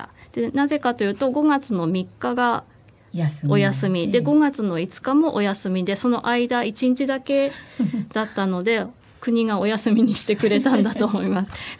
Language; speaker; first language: Japanese; native; Japanese